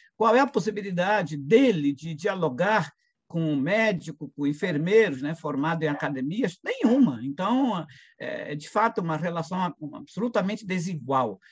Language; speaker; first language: Portuguese; non-native, local second language; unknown